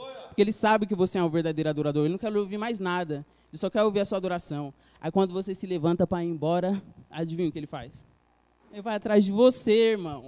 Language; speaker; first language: Portuguese; native; Portuguese